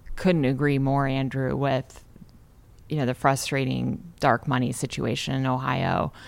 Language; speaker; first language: English; native; English